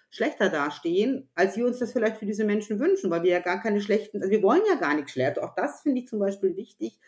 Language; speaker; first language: German; native; German